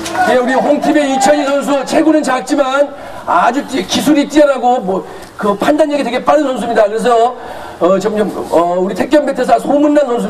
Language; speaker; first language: Korean; native; Korean